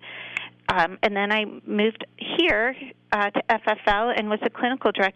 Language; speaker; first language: English; native; English